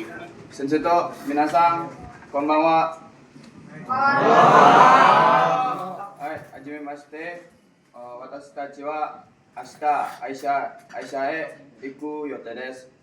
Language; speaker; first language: Japanese; non-native, learner; Indonesian